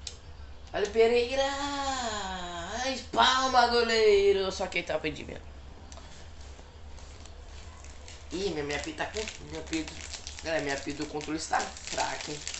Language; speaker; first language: Portuguese; native; Portuguese